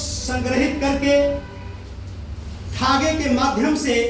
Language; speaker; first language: Hindi; native; Hindi